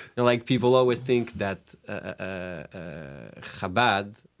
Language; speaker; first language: English; non-native, fluent; French